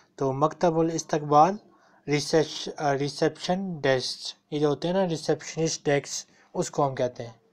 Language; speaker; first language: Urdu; non-native, local second language; Punjabi